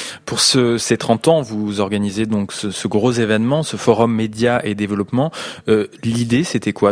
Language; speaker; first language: French; native; French